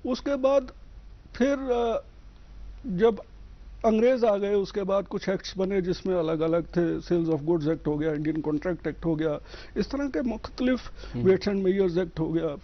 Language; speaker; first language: Hindi; native; Hindi